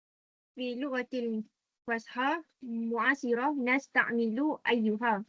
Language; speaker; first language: Arabic; non-native, learner; Malay